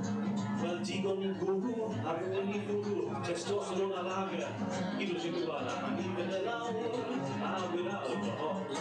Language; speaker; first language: Welsh; native; Welsh